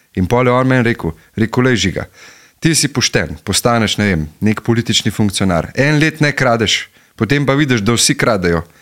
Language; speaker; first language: Slovenian; native; Slovenian